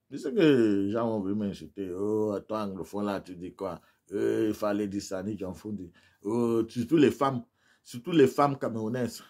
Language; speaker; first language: French; non-native, local second language; English